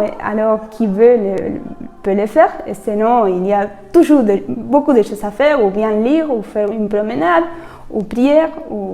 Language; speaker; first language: French; non-native, fluent; Spanish